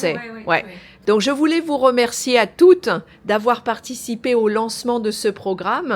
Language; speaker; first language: French; native; French